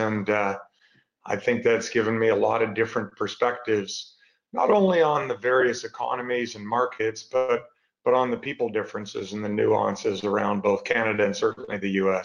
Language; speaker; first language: English; native; English